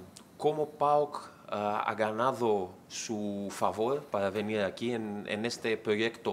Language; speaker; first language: Spanish; non-native, learner; Greek